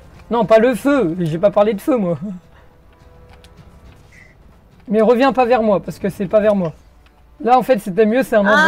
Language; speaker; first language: French; native; French